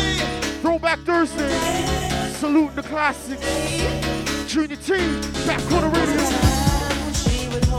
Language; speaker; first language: English; native; English